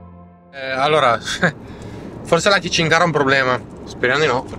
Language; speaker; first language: Italian; native; Italian